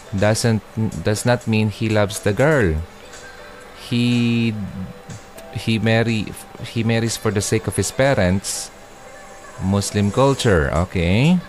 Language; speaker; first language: English; non-native, local second language; Filipino